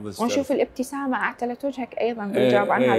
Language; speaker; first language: Arabic; native; Arabic